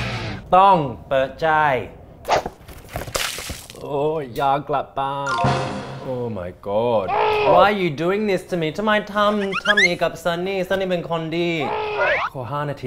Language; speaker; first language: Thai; non-native, fluent; English